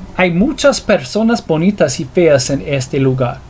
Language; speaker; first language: Spanish; non-native, learner; English